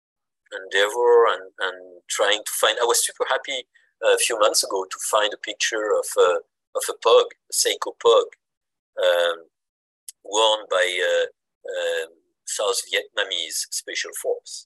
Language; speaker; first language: English; non-native, fluent; French